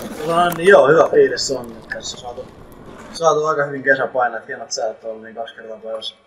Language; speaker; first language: Finnish; native; Finnish